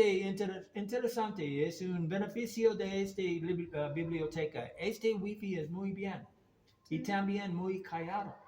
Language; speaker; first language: Spanish; non-native, learner; English